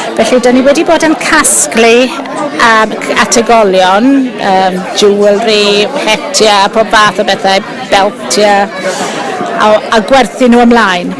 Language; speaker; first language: Welsh; native; Welsh